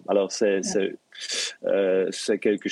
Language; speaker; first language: French; non-native, local second language; Dutch